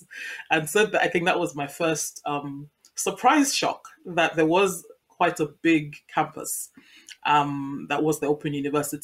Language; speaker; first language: English; non-native, local second language; Yoruba